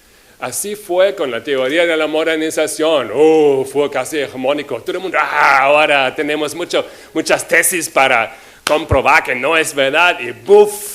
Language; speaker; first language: Spanish; non-native, fluent; German